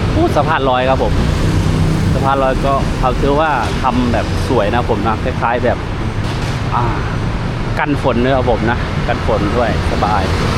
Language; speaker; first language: Thai; non-native, fluent; Lao